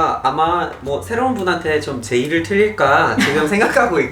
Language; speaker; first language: Korean; non-native, fluent; English